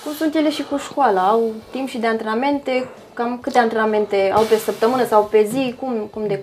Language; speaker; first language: Romanian; native; Romanian